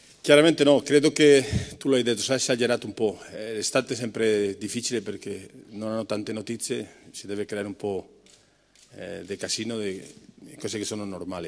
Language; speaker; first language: Italian; non-native, fluent; Spanish